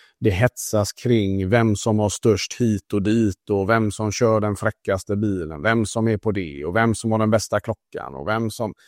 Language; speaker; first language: Swedish; early bilingual, other home language; Italian